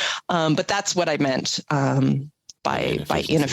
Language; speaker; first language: English; native; English